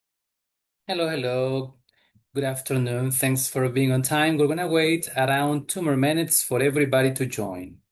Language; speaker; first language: English; non-native, fluent; Spanish